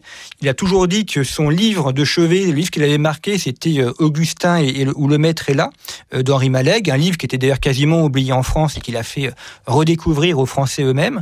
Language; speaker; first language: French; native; French